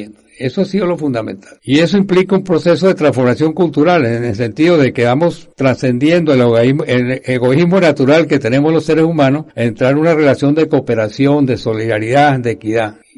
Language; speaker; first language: Spanish; native; Spanish